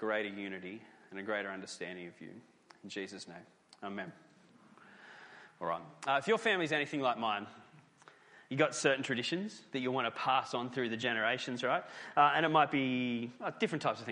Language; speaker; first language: English; native; English